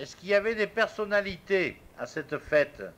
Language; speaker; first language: French; native; French